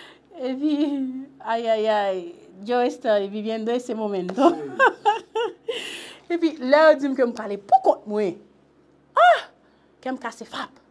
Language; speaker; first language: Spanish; non-native, local second language; Haitian Creole